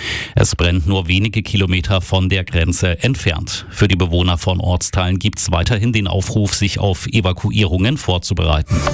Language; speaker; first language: German; native; German